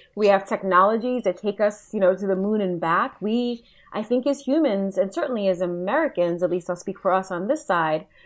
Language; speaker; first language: English; native; English